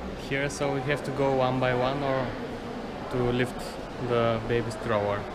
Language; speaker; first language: English; non-native, fluent; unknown